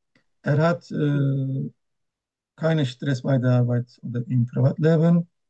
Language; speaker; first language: German; non-native, learner; Turkish